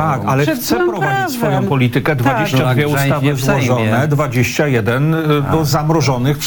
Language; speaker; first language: Polish; native; Polish